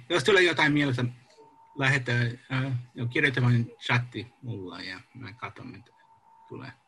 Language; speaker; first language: Finnish; non-native, learner; English